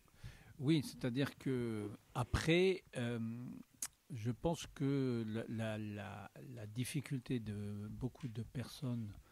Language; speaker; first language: French; native; French